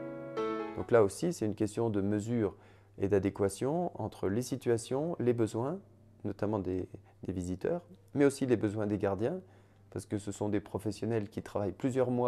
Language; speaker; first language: French; native; French